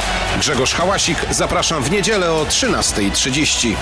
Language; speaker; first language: Polish; native; Polish